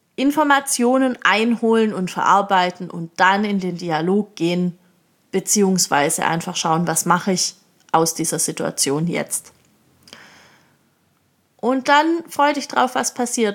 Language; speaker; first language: German; native; German